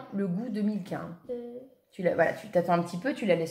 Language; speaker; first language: French; native; French